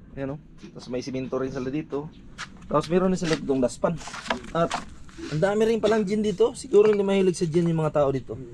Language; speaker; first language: Filipino; non-native, local second language; Cebuano